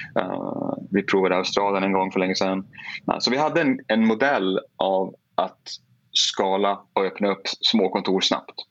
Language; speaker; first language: Swedish; native; Swedish